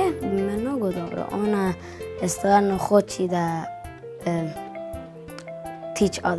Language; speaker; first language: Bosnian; non-native, learner; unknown